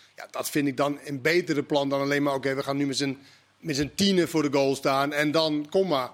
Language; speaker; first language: Dutch; native; Dutch